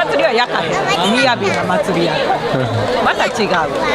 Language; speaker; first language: Japanese; native; Japanese